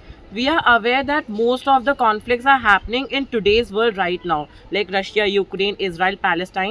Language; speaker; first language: English; non-native, local second language; Hindi